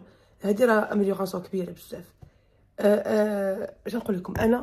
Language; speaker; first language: Arabic; native; Arabic